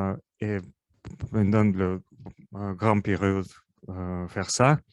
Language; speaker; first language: French; non-native, learner; Russian